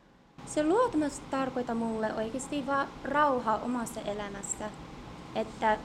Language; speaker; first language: Finnish; early bilingual, heritage; English